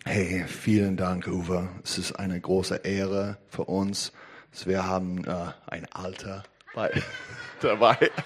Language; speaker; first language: German; non-native, fluent; English